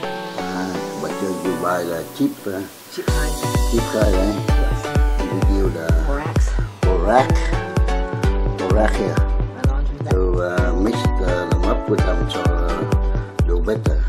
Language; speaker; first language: English; non-native, learner; Vietnamese